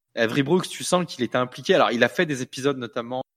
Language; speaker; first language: French; native; French